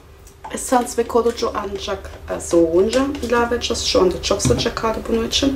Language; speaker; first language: Turkish; non-native, fluent; German